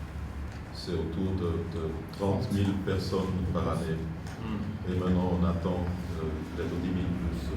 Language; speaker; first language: French; non-native, fluent; German